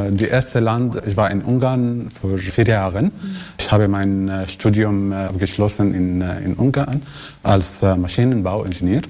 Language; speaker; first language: German; non-native, learner; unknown